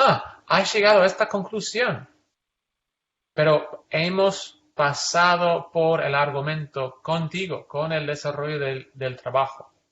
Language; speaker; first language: Spanish; non-native, fluent; English